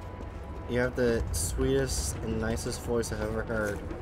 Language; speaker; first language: English; native; English